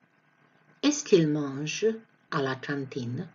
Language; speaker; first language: French; non-native, fluent; Croatian